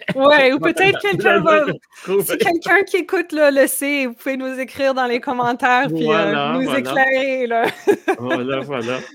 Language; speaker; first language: French; native; French